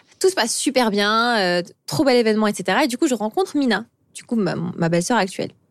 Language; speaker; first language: French; early bilingual, other home language; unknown